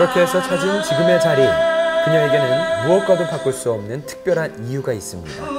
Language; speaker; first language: Korean; native; Korean